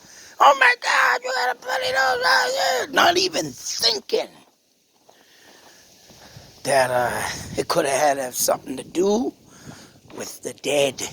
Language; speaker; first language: English; native; English